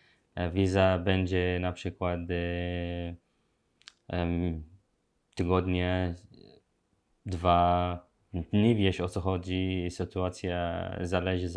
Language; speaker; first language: Polish; non-native, learner; Arabic